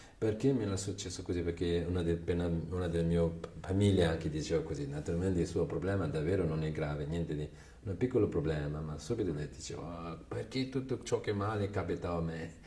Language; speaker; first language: Italian; non-native, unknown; Tibetan